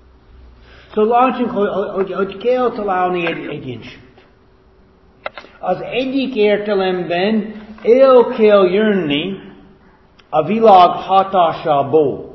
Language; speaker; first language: Hungarian; non-native, fluent; English